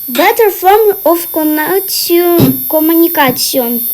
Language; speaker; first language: English; non-native, learner; Ukrainian